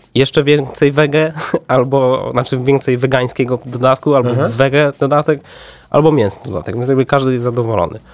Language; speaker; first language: Polish; native; Polish